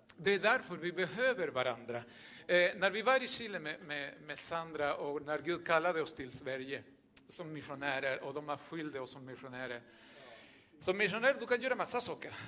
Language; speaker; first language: Swedish; non-native, fluent; Spanish